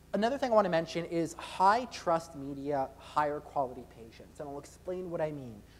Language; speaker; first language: English; native; English